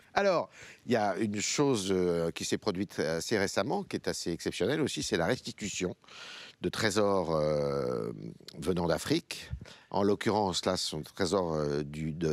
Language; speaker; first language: French; native; French